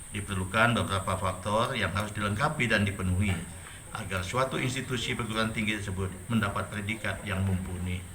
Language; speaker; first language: Indonesian; non-native, local second language; Achinese